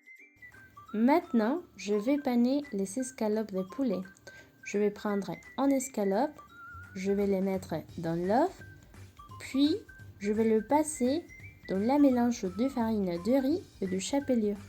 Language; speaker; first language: French; non-native, fluent; Spanish